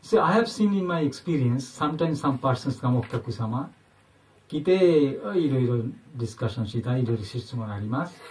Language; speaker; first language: Japanese; non-native, learner; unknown